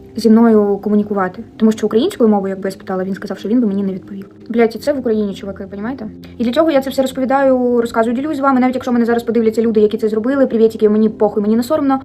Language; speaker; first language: Ukrainian; non-native, local second language; Russian